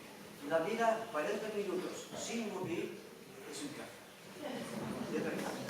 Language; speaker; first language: Spanish; non-native, learner; Dutch